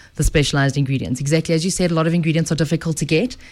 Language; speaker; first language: English; native; English